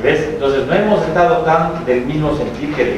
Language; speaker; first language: Spanish; native; Spanish